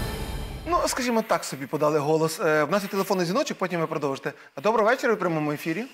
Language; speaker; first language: Ukrainian; native; Ukrainian